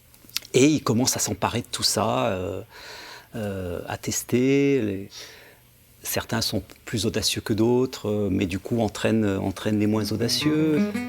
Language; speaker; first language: French; native; French